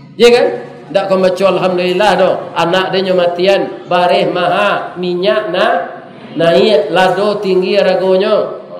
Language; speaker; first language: Malay; non-native, local second language; Minangkabau